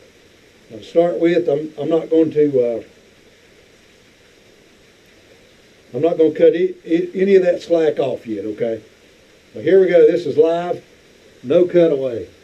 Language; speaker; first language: English; native; English